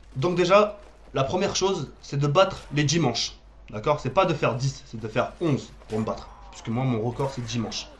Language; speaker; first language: French; early bilingual, other home language; Arabic